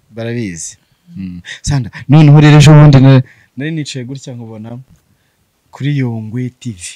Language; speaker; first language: Kinyarwanda; native; Kinyarwanda